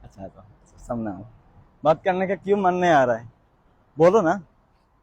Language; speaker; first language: Hindi; non-native, learner; Bangla